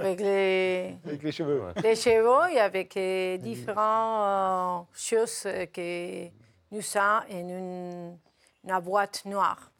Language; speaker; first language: French; non-native, learner; Spanish